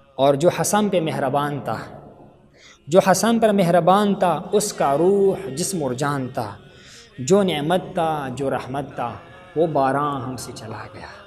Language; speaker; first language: Urdu; non-native, local second language; Pashto